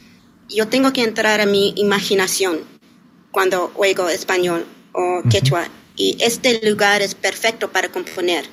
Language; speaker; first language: Spanish; early bilingual, heritage; English